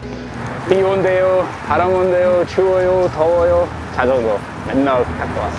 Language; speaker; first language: Korean; non-native, learner; English